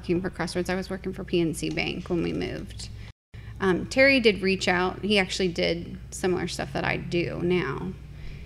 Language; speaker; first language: English; native; English